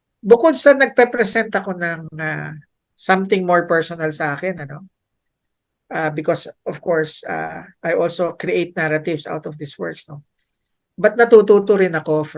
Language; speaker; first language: Filipino; native; Filipino